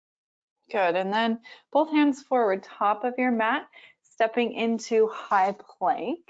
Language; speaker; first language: English; native; English